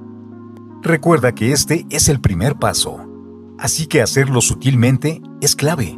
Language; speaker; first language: Spanish; native; Spanish